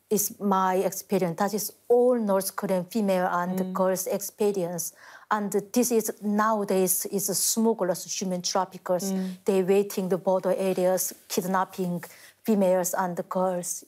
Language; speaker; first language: English; non-native, fluent; Korean